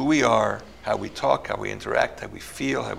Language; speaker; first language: English; early bilingual, other home language; Italian